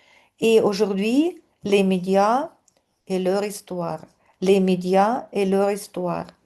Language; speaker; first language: French; non-native, fluent; Russian